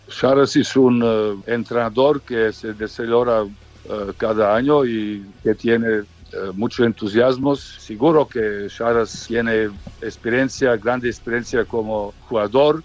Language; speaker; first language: Spanish; non-native, learner; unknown